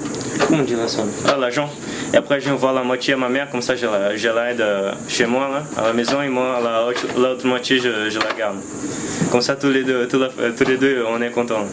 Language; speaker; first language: French; non-native, fluent; Portuguese